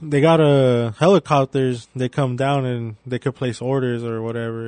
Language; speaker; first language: English; early bilingual, other home language; Spanish